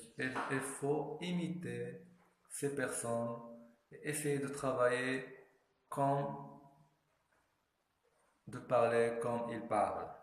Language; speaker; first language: French; non-native, fluent; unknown